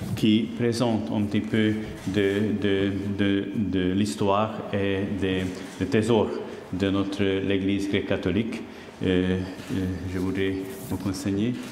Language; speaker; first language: French; non-native, learner; Hungarian